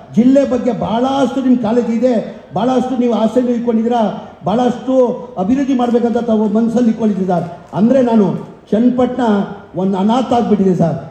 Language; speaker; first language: Kannada; non-native, local second language; Urdu